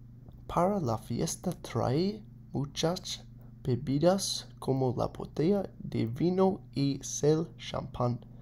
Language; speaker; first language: Spanish; non-native, learner; English